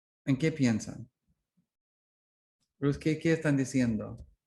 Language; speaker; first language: Spanish; non-native, learner; English